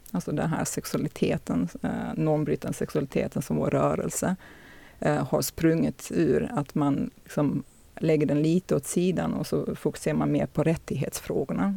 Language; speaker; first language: Swedish; native; Swedish